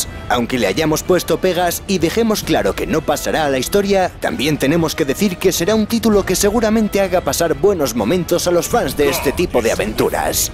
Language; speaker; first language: Spanish; native; Spanish